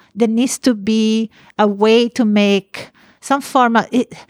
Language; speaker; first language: English; non-native, fluent; Italian